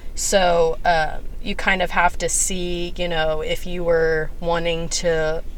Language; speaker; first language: English; native; English